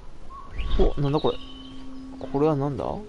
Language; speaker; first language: Japanese; native; Japanese